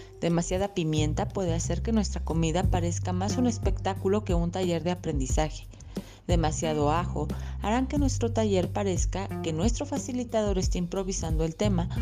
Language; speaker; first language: Spanish; native; Spanish